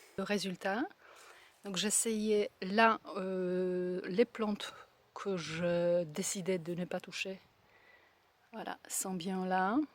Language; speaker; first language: French; non-native, fluent; Polish